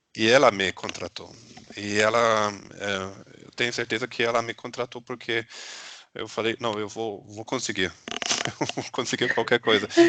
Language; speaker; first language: Portuguese; non-native, fluent; German